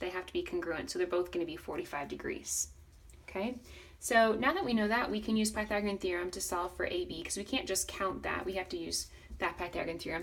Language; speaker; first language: English; native; English